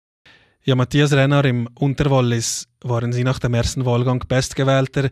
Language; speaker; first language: German; native; German